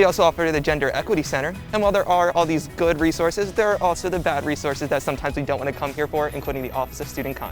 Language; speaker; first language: English; native; English